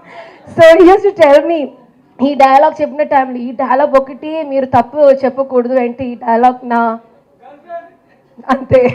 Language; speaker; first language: Telugu; non-native, fluent; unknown